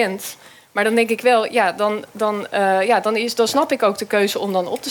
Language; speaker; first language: Dutch; native; Dutch